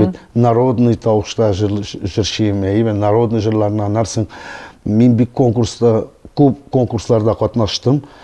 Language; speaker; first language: Tatar; non-native, local second language; Russian